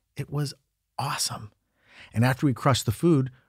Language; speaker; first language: English; native; English